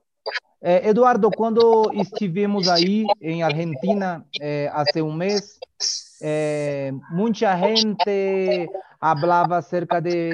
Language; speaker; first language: Spanish; non-native, learner; Portuguese